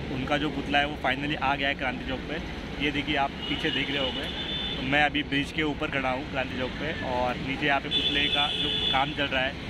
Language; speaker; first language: Hindi; non-native, local second language; Marathi